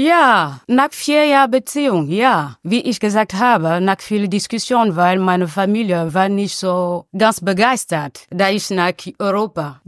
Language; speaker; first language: German; non-native, learner; French